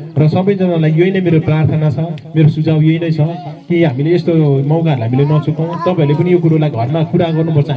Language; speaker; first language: Nepali; native; Nepali